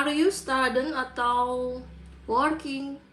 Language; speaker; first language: English; non-native, learner; Indonesian